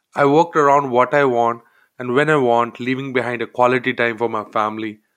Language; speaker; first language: English; non-native, local second language; Hindi